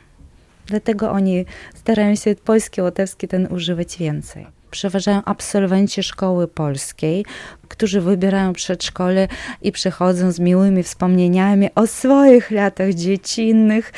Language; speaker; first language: Polish; non-native, local second language; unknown